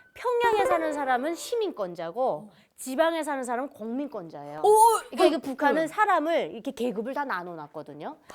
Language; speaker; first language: Korean; native; Korean